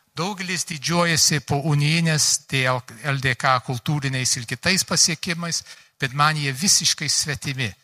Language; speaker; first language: Lithuanian; early bilingual, heritage; Lithuanian